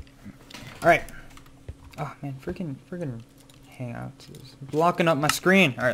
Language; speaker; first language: English; native; English